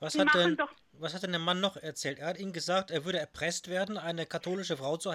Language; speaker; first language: German; native; German